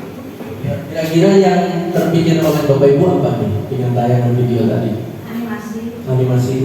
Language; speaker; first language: Indonesian; native; Indonesian